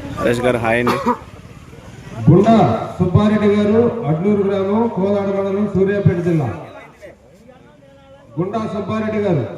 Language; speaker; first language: Telugu; native; Telugu